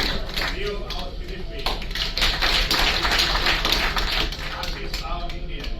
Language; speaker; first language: German; non-native, learner; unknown